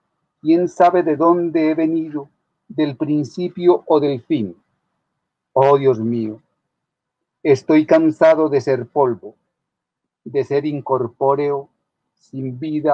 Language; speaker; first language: Spanish; native; Spanish